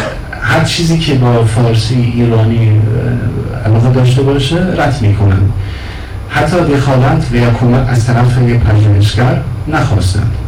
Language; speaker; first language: Persian; non-native, fluent; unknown